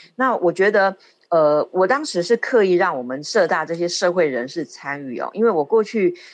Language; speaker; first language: Chinese; native; Chinese